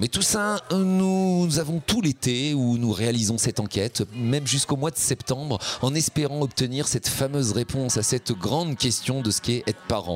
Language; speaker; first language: French; native; French